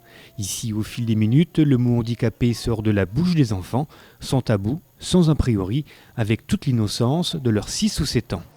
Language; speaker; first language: French; native; French